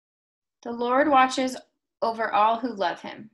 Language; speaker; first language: English; native; English